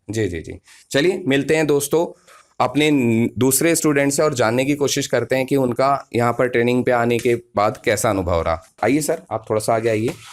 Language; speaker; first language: Hindi; native; Hindi